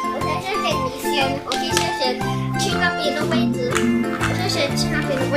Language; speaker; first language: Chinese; early bilingual, heritage; English